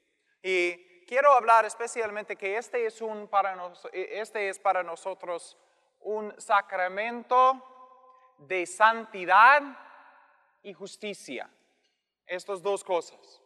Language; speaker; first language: Spanish; non-native, fluent; English